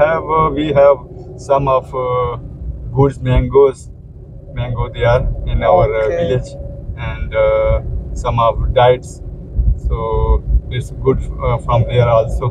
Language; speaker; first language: English; non-native, learner; Pashto